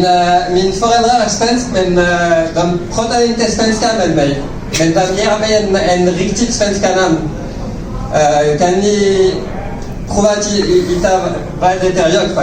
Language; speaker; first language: Swedish; non-native, learner; French